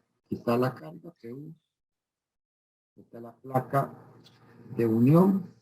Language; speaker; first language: Spanish; native; Spanish